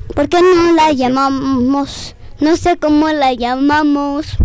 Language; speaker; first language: Spanish; early bilingual, other home language; French